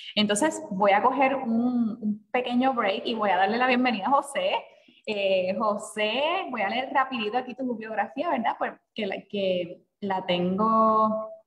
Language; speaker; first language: Spanish; native; Spanish